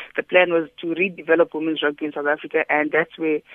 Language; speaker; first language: English; non-native, local second language; Xhosa